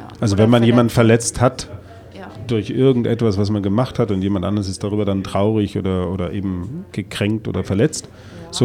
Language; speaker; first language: German; native; German